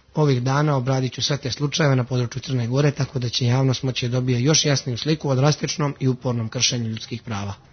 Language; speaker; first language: Serbian; native; Serbian